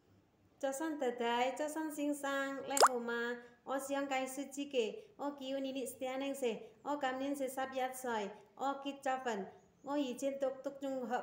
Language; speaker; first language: Cantonese; non-native, learner; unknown